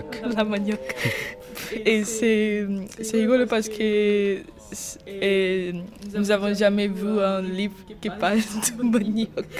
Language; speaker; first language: French; non-native, learner; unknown